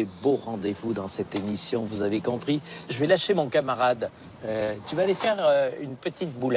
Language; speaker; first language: French; native; French